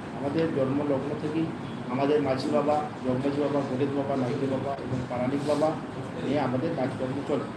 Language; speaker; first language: Bangla; non-native, local second language; Santali